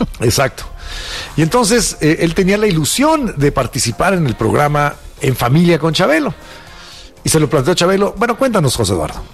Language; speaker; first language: Spanish; native; Spanish